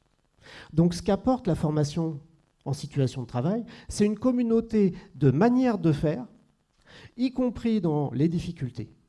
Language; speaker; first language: French; native; French